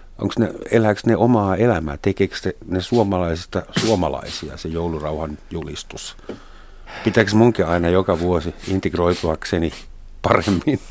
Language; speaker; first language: Finnish; non-native, fluent; German